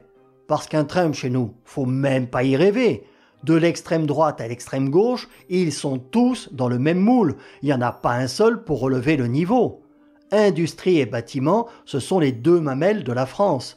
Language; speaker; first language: French; native; French